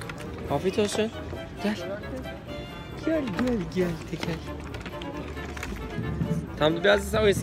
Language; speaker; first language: Turkish; native; Turkish